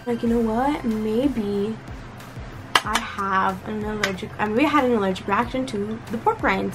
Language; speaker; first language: English; early bilingual, other home language; Spanish